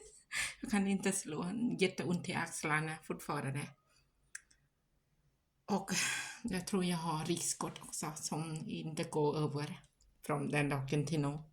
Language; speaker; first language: Swedish; non-native, learner; Thai